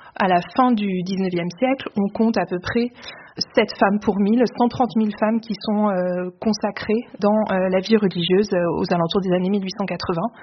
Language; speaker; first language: French; native; French